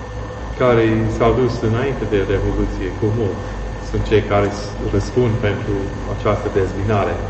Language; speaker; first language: Romanian; non-native, fluent; English